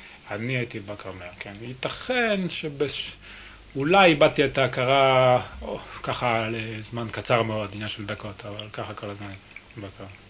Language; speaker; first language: Hebrew; non-native, fluent; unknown